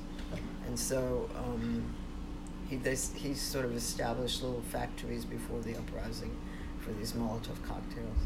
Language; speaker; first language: English; early bilingual, other home language; Polish